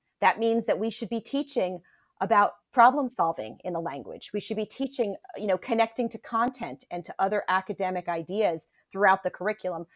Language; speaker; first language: English; native; English